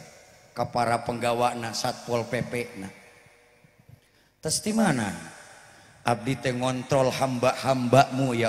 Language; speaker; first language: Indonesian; non-native, local second language; Sundanese